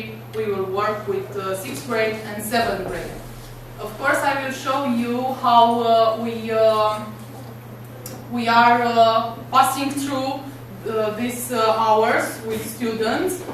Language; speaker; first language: English; non-native, learner; Romanian